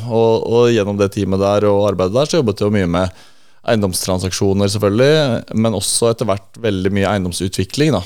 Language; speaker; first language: Norwegian; native; Norwegian